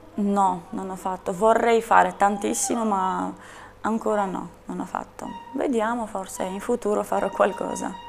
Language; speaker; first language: Italian; non-native, fluent; Armenian